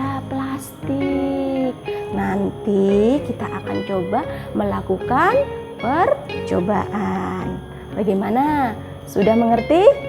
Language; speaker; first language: Indonesian; native; Indonesian